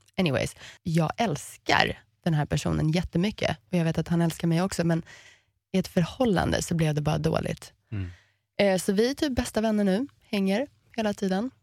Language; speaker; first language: Swedish; early bilingual, heritage; Swedish